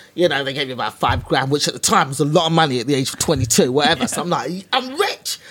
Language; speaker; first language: English; native; English